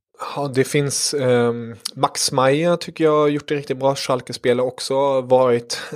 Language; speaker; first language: Swedish; early bilingual, other home language; German